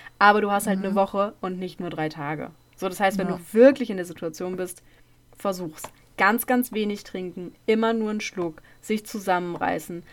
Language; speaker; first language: German; native; German